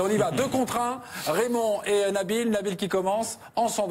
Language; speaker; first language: French; native; French